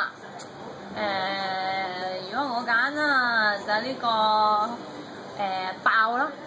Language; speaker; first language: Chinese; non-native, local second language; English